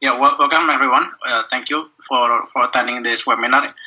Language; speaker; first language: English; non-native, fluent; Indonesian